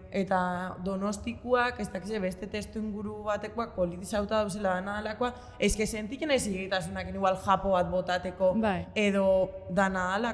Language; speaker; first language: Basque; native; Basque